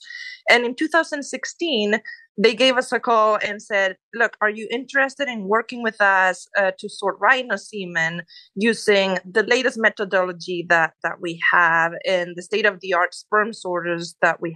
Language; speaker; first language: English; non-native, fluent; Spanish